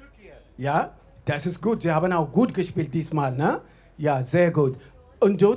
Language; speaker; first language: German; non-native, fluent; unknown